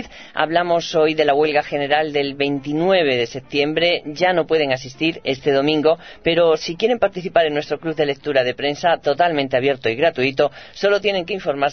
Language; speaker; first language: Spanish; native; Spanish